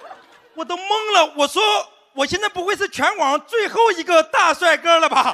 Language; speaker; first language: Chinese; native; Chinese